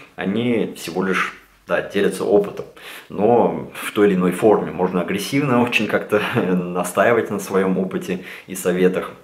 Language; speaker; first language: Russian; early bilingual, heritage; Russian